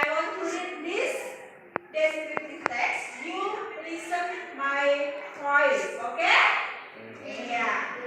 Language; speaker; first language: English; non-native, learner; Indonesian